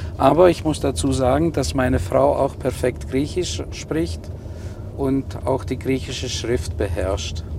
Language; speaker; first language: German; non-native, fluent; Greek